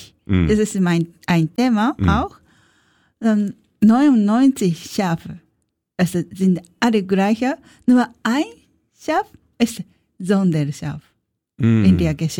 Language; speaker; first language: German; non-native, learner; Japanese